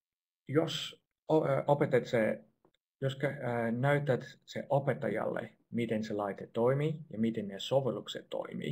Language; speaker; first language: Finnish; non-native, fluent; English